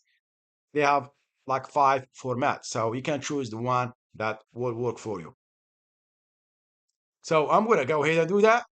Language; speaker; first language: English; non-native, fluent; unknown